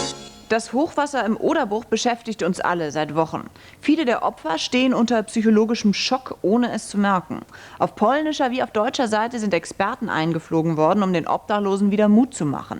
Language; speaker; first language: German; native; German